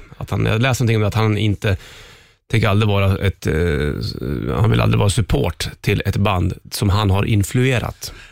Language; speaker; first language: Swedish; native; Swedish